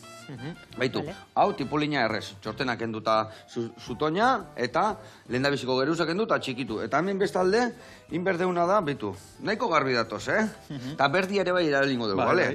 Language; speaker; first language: Basque; native; Basque